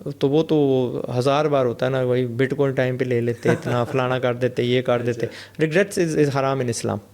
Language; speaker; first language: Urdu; non-native, fluent; English